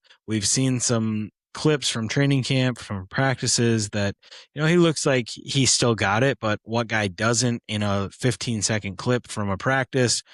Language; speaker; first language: English; native; English